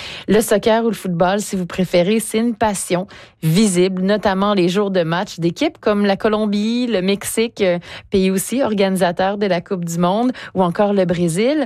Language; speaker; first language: French; native; French